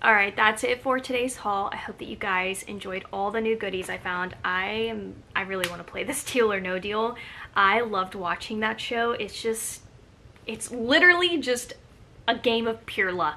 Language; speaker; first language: English; native; English